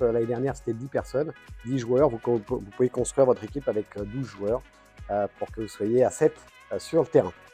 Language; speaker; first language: French; native; French